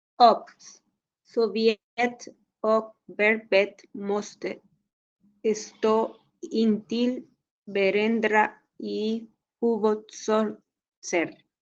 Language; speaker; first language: Swedish; non-native, learner; Spanish